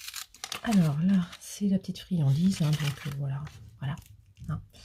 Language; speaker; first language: French; native; French